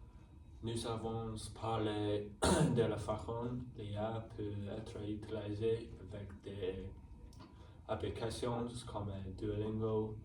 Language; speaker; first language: French; non-native, learner; English